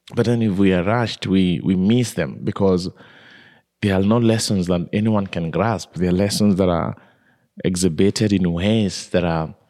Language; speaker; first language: English; non-native, local second language; Kikuyu